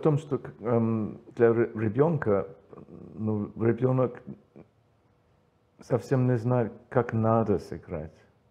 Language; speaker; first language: Russian; non-native, learner; English